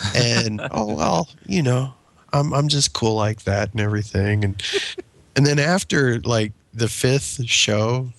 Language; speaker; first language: English; native; English